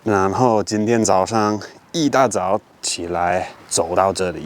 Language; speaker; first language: Chinese; non-native, fluent; English